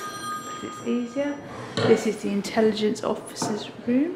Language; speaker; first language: English; native; English